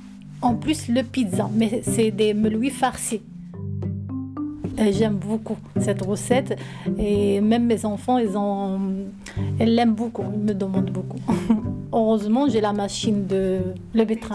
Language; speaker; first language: French; non-native, learner; Arabic